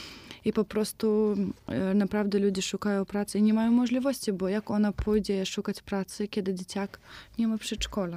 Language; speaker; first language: Polish; non-native, fluent; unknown